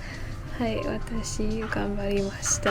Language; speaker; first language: Japanese; non-native, learner; English